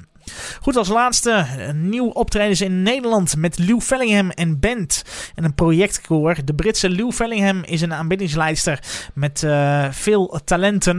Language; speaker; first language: Dutch; native; Dutch